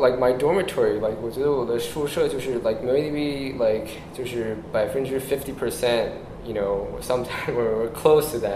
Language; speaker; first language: English; early bilingual, other home language; Chinese